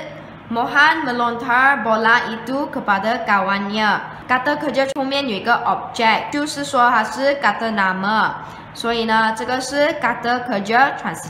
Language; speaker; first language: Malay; non-native, local second language; Chinese